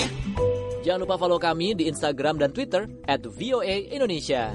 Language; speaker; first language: Indonesian; native; Indonesian